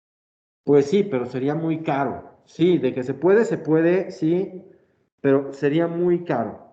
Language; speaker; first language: Spanish; native; Spanish